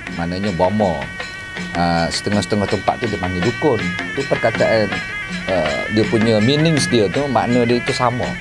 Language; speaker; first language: Malay; native; Malay